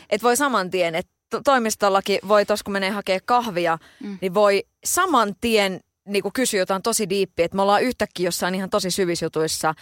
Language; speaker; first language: Finnish; native; Finnish